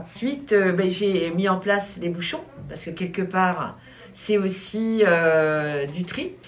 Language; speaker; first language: French; native; French